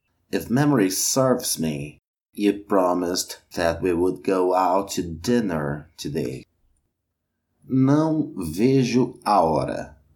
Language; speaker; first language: English; non-native, fluent; Portuguese